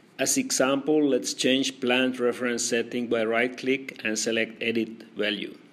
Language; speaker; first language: English; non-native, fluent; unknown